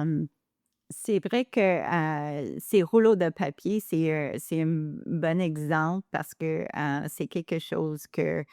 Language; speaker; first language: French; non-native, local second language; English